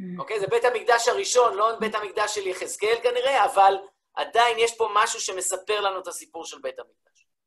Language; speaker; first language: Hebrew; early bilingual, other home language; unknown